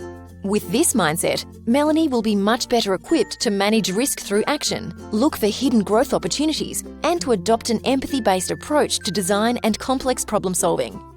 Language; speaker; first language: English; native; English